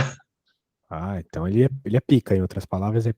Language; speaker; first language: Portuguese; native; Portuguese